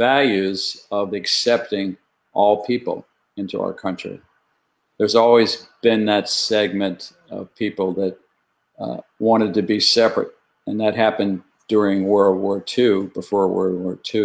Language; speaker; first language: English; native; English